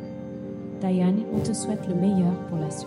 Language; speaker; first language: French; native; French